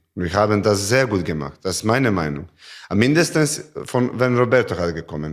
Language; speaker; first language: German; non-native, learner; Serbian